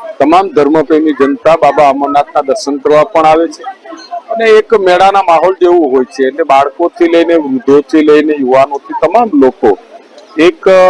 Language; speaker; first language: Gujarati; native; Gujarati